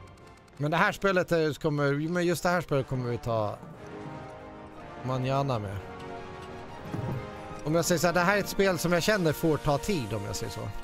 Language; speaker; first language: Swedish; native; Swedish